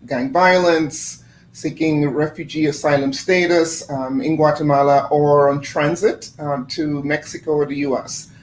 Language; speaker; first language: English; non-native, fluent; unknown